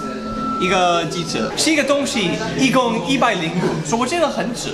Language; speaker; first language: Chinese; non-native, fluent; English